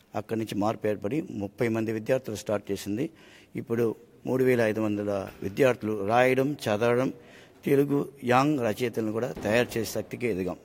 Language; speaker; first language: Telugu; early bilingual, heritage; Telugu